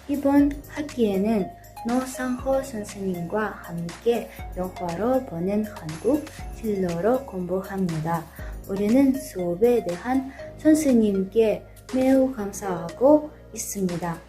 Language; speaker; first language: Korean; non-native, learner; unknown